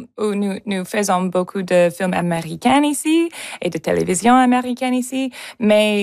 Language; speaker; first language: French; non-native, local second language; English